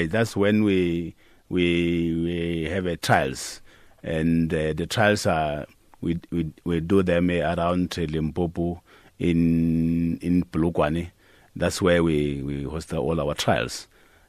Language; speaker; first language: English; non-native, local second language; Northern Sotho